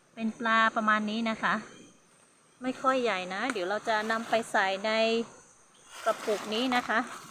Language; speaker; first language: Thai; non-native, local second language; Hmong